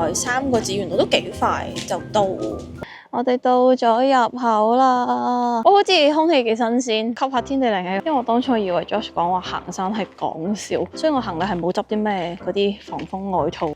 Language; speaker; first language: Cantonese; native; Cantonese